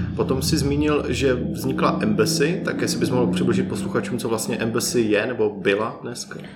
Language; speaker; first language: Czech; native; Czech